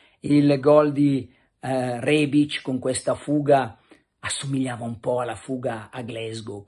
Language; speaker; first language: Italian; native; Italian